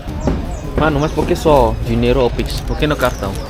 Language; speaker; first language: Portuguese; non-native, learner; Indonesian